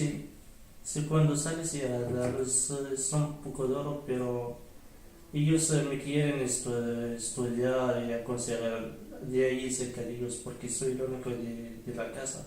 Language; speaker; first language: Spanish; early bilingual, other home language; Arabic